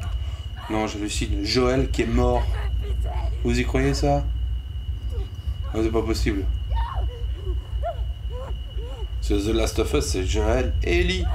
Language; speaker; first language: French; native; French